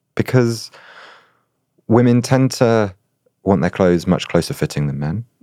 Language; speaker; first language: English; native; English